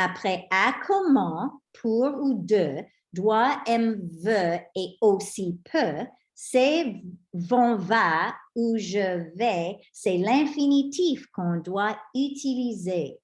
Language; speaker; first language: French; non-native, fluent; English